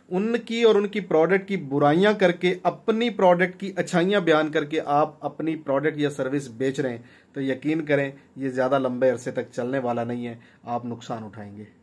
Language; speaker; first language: Urdu; non-native, local second language; Punjabi